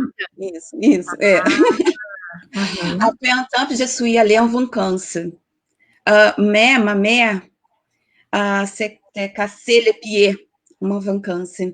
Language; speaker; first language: French; non-native, learner; Portuguese